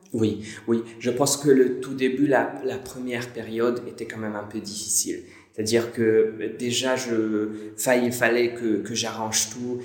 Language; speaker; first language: French; non-native, fluent; Hungarian